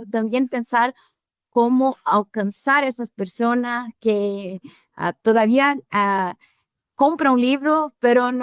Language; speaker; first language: Spanish; non-native, fluent; Portuguese